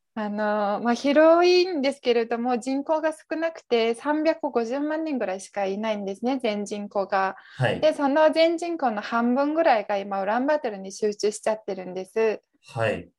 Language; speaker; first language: Japanese; non-native, fluent; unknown